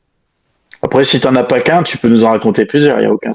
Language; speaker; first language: French; native; French